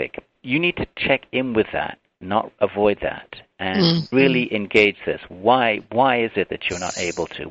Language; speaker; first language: English; native; English